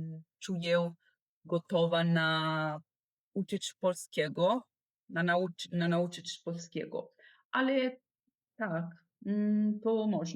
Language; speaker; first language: Polish; non-native, learner; Italian